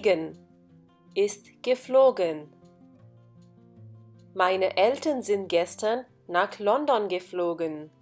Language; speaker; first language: German; non-native, fluent; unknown